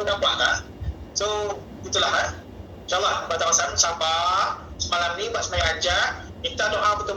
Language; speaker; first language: Malay; native; Malay